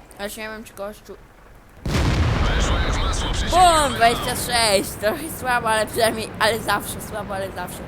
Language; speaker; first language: Polish; native; Polish